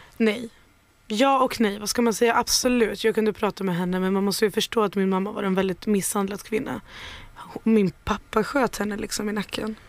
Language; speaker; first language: Swedish; early bilingual, other home language; Spanish